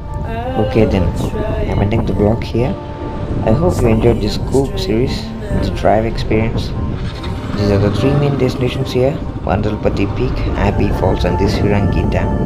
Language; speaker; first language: English; non-native, local second language; Telugu